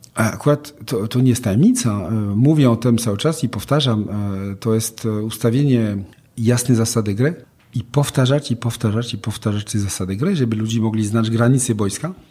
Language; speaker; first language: Polish; non-native, fluent; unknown